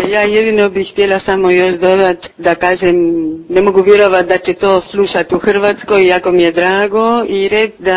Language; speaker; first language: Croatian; early bilingual, heritage; Croatian